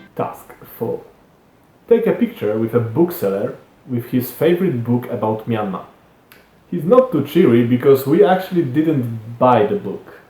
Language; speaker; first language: English; non-native, fluent; Polish